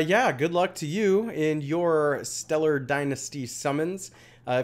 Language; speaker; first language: English; native; English